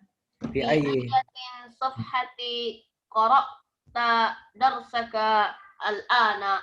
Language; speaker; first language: Arabic; non-native, learner; Indonesian